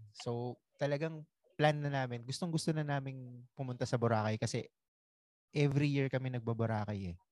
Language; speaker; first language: Filipino; native; Filipino